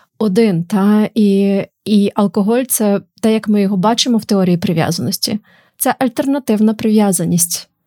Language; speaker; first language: Ukrainian; native; Ukrainian